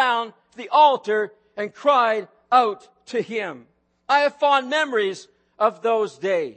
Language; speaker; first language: English; native; English